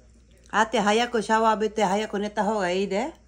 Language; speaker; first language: Japanese; non-native, learner; Filipino